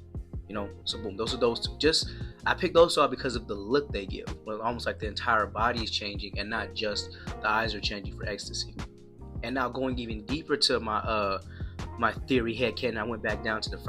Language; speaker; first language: English; native; English